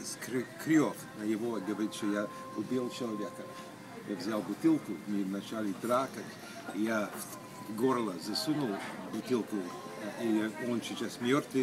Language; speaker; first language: Russian; early bilingual, heritage; Russian